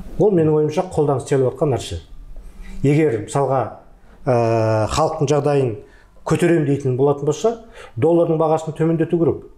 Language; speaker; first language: Kazakh; native; Kazakh